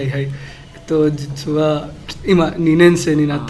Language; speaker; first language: Japanese; non-native, learner; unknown